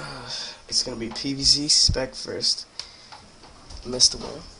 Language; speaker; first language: English; native; English